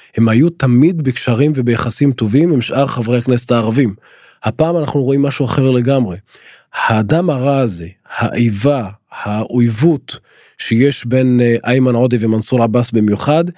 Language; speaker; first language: Hebrew; non-native, local second language; Arabic